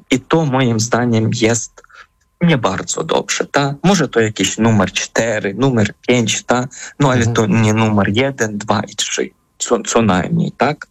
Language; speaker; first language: Polish; non-native, fluent; Ukrainian